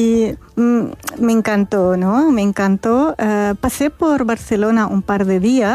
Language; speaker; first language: Spanish; non-native, fluent; Arabic